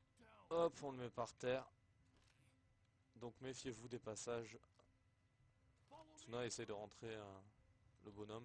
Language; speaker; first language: French; native; French